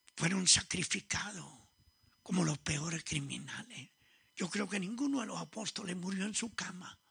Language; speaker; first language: Spanish; early bilingual, other home language; Italian